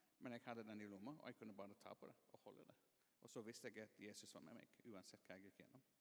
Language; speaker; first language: Norwegian; non-native, fluent; English